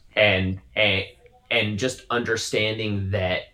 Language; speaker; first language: English; native; English